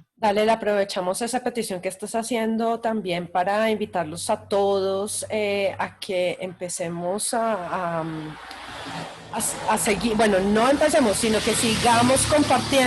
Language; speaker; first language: Spanish; native; Spanish